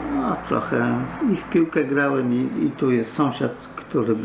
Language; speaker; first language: Polish; native; Polish